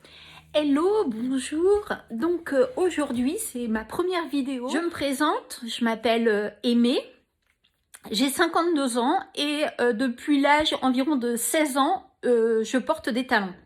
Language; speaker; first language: French; native; French